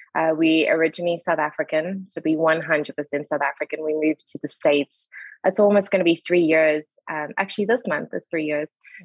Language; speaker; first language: English; native; English